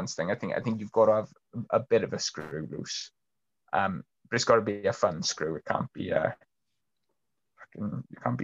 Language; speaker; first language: English; native; English